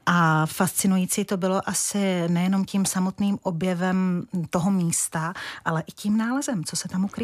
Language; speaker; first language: Czech; native; Czech